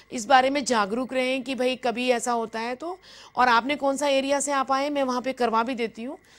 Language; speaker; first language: Hindi; native; Hindi